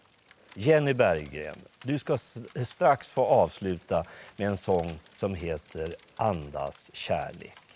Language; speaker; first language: Swedish; native; Swedish